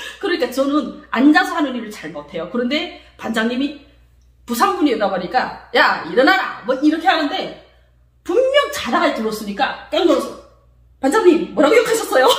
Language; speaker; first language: Korean; native; Korean